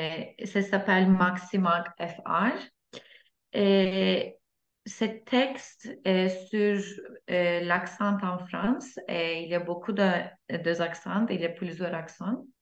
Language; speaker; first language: French; non-native, learner; Turkish